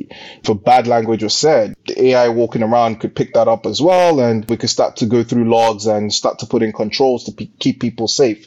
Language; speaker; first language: English; non-native, local second language; Yoruba